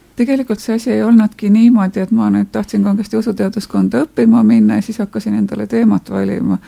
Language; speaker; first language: Estonian; native; Estonian